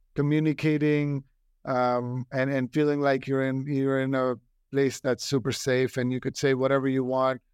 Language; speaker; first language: English; non-native, local second language; Hindi